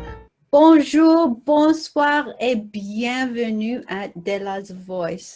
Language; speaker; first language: French; non-native, learner; English